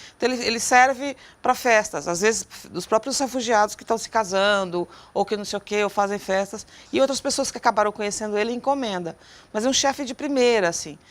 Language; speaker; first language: Portuguese; native; Portuguese